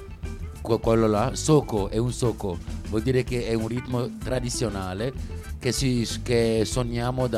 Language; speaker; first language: Italian; non-native, local second language; Wolof